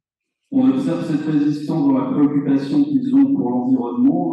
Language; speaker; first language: French; native; French